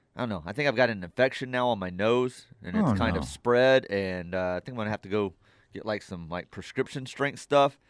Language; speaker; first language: English; native; English